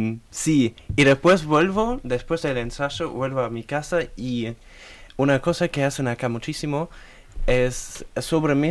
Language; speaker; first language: Spanish; non-native, learner; German